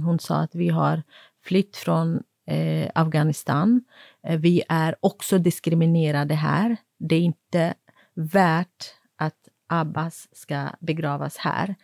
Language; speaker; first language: Swedish; non-native, fluent; Kurdish